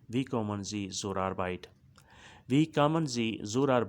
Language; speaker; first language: German; non-native, learner; Urdu